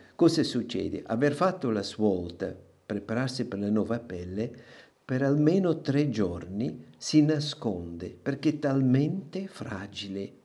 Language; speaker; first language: Italian; non-native, local second language; German